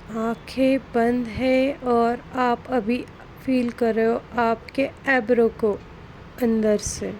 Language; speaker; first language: Hindi; non-native, local second language; Marathi